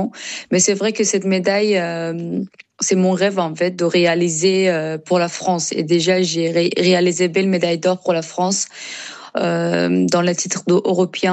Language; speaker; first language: French; non-native, learner; Persian